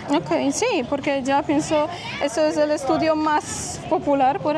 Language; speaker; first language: Spanish; non-native, fluent; Polish